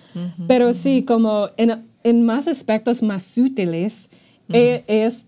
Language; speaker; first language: Spanish; non-native, fluent; English